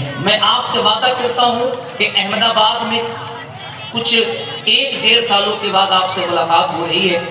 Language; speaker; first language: Urdu; native; Urdu